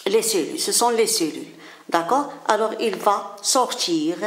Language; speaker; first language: French; non-native, local second language; Arabic